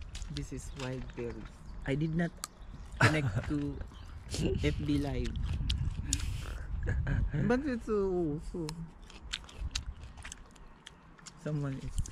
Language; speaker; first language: English; non-native, learner; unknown